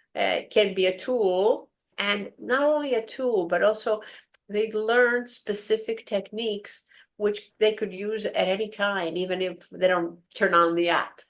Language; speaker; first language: English; non-native, fluent; Greek